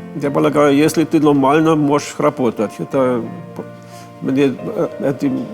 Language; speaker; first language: Russian; non-native, fluent; German